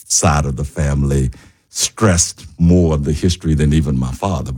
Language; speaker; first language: English; native; English